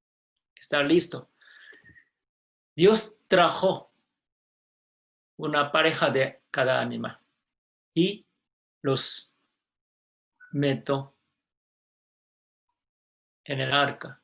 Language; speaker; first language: Spanish; non-native, fluent; Korean